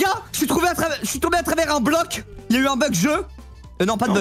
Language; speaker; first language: French; native; French